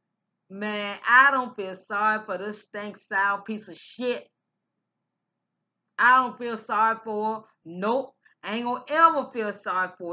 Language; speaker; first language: English; native; English